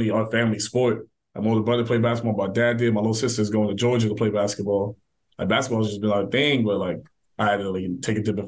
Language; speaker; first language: English; native; English